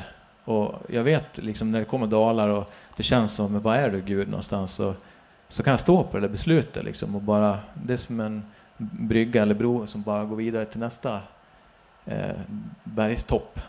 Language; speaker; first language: Swedish; native; Swedish